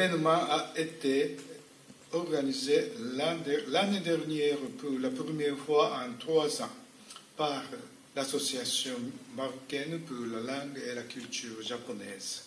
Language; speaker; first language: French; non-native, fluent; Japanese